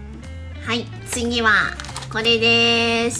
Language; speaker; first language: Japanese; non-native, fluent; Chinese